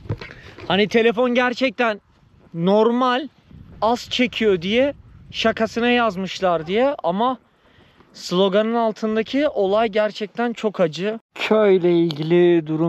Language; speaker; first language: Turkish; native; Turkish